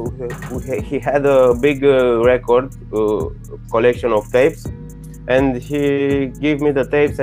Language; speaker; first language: English; non-native, learner; Romanian